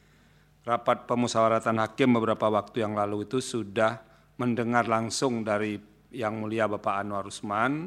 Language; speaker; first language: Indonesian; native; Indonesian